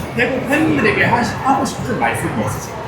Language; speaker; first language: Korean; non-native, fluent; Thai